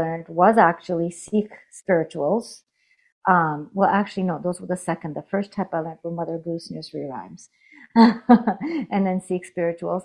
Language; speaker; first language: English; non-native, fluent; Hindi